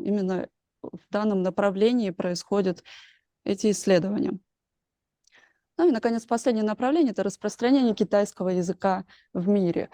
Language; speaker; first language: Russian; native; Russian